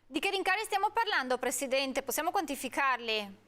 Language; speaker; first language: Italian; native; Italian